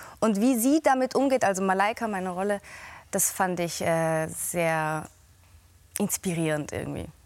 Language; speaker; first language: German; native; German